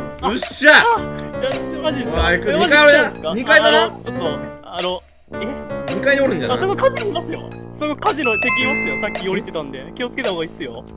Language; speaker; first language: Japanese; native; Japanese